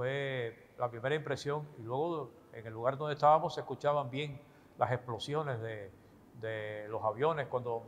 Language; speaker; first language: Spanish; native; Spanish